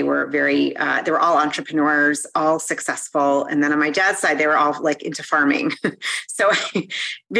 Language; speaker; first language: English; native; English